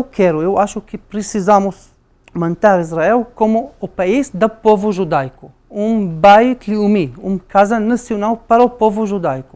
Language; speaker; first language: Portuguese; non-native, fluent; Arabic